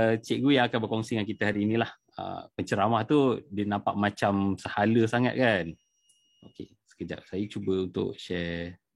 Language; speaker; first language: Malay; native; Malay